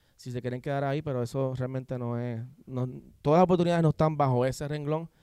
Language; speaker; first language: Spanish; native; Spanish